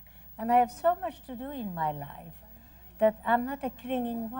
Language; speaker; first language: English; non-native, fluent; Hungarian